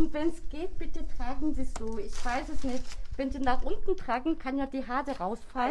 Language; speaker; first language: German; non-native, learner; Korean